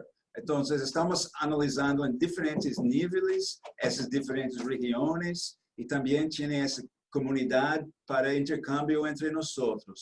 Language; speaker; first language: Spanish; non-native, fluent; Portuguese